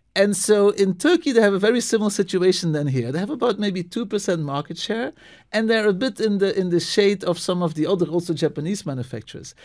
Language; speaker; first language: English; non-native, fluent; Dutch